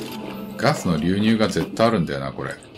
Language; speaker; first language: Japanese; native; Japanese